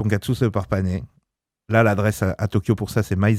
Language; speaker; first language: French; native; French